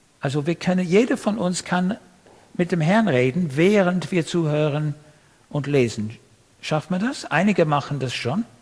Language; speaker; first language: German; non-native, fluent; English